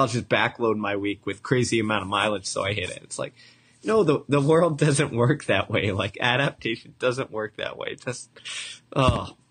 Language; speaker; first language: English; native; English